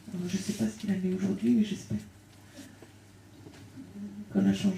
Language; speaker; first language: French; early bilingual, other home language; Spanish